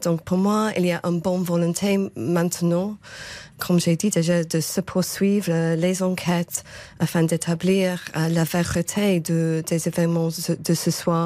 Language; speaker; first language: French; non-native, fluent; English